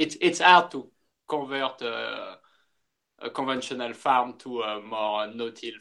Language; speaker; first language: English; non-native, fluent; French